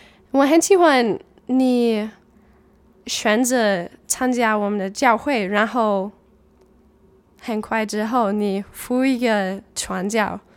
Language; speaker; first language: Chinese; non-native, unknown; English